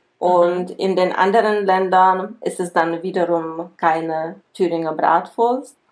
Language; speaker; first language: German; non-native, fluent; Czech